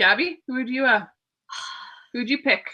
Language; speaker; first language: English; native; English